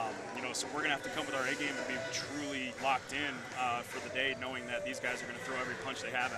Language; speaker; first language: English; native; English